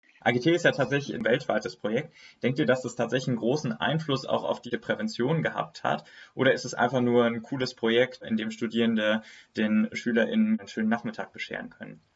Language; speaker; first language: German; native; German